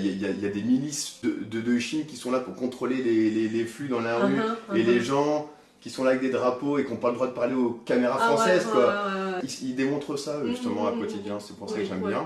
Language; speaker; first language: French; native; French